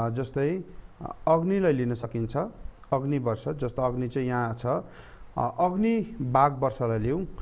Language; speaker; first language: Nepali; non-native, local second language; Eastern Tamang